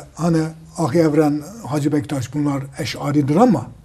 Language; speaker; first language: Turkish; native; Turkish